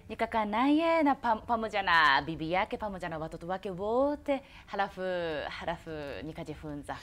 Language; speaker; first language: Swahili; non-native, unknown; Japanese